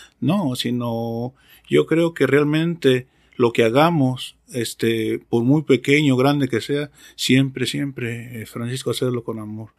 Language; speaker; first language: Spanish; native; Spanish